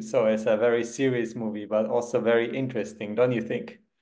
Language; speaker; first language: English; non-native, fluent; German